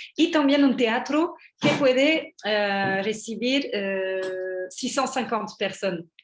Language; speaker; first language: Spanish; non-native, learner; French